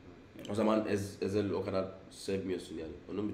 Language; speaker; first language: Turkish; non-native, learner; English